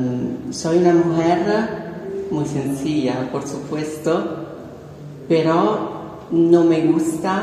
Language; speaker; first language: Spanish; non-native, fluent; Italian